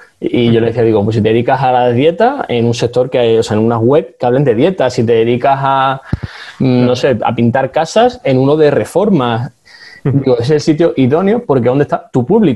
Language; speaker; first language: Spanish; native; Spanish